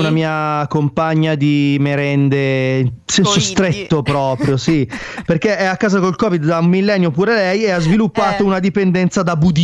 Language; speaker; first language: Italian; native; Italian